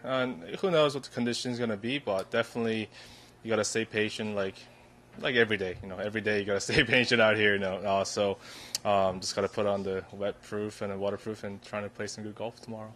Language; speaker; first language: English; non-native, fluent; Korean